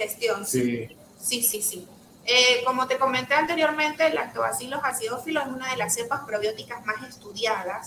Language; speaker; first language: Spanish; native; Spanish